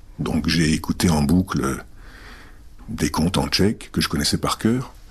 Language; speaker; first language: French; early bilingual, other home language; Czech